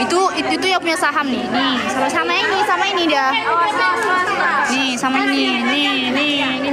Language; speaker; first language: Indonesian; native; Indonesian